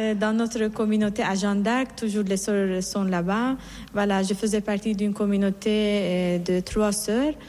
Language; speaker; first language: French; non-native, fluent; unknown